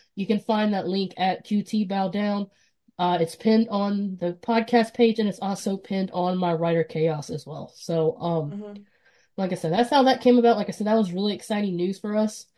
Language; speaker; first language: English; native; English